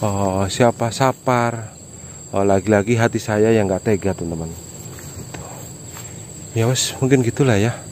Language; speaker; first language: Indonesian; native; Indonesian